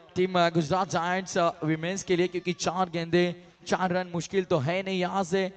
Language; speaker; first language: Hindi; non-native, local second language; Marathi